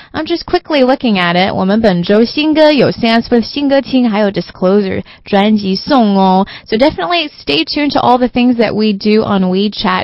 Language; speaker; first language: English; early bilingual, other home language; Chinese